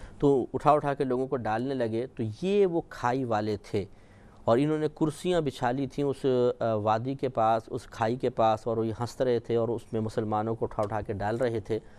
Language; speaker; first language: Urdu; native; Urdu